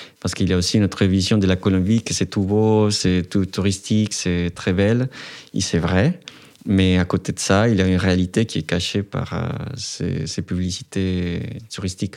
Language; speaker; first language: French; non-native, fluent; Spanish